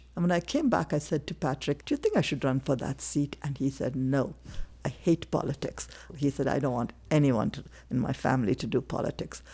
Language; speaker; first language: English; non-native, local second language; Tamil